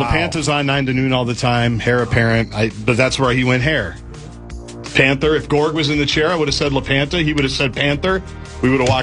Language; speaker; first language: English; native; English